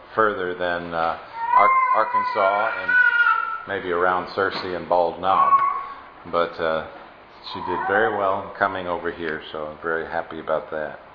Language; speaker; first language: English; native; English